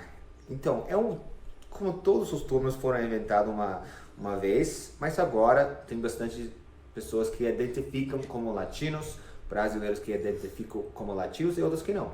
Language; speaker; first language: Portuguese; non-native, fluent; English